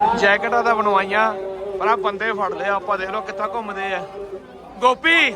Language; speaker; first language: Punjabi; native; Punjabi